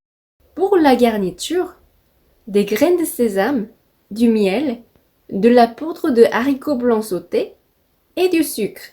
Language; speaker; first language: French; non-native, fluent; Korean